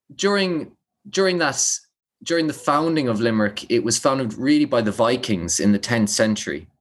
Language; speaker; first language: English; native; English